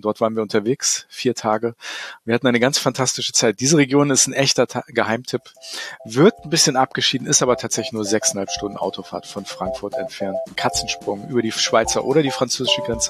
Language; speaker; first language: German; native; German